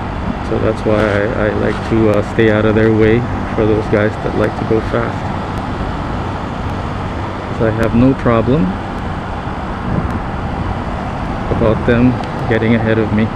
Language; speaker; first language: English; non-native, local second language; Filipino